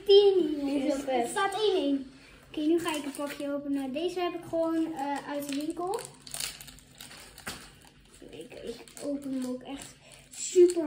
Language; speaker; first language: Dutch; native; Dutch